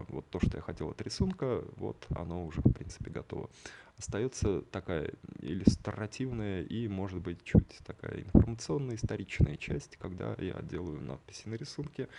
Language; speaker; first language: Russian; native; Russian